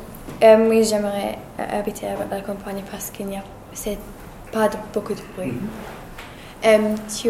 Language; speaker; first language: French; non-native, learner; English